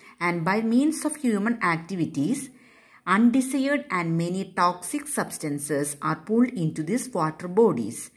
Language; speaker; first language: English; non-native, local second language; Malayalam